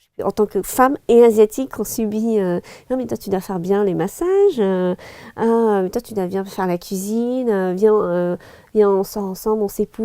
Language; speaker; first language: French; early bilingual, other home language; Chinese